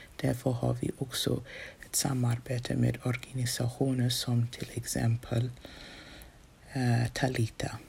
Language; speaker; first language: Swedish; non-native, fluent; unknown